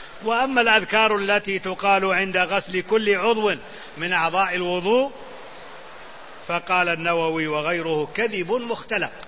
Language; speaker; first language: Arabic; native; Arabic